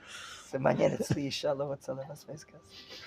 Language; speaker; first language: Hebrew; non-native, fluent; English